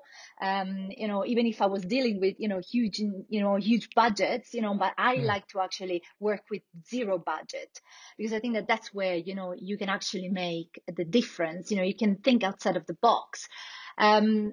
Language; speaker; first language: English; non-native, fluent; Italian